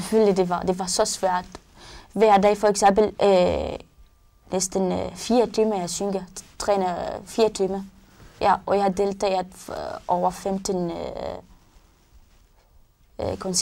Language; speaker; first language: Danish; non-native, learner; Arabic